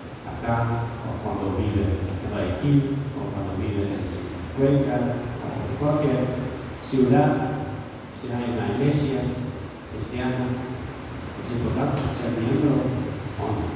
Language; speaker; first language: Spanish; non-native, fluent; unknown